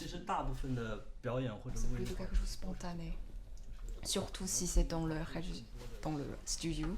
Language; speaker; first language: French; non-native, learner; Chinese